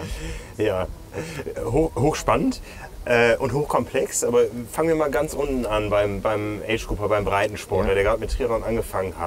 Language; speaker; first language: German; native; German